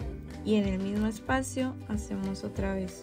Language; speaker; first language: Spanish; native; Spanish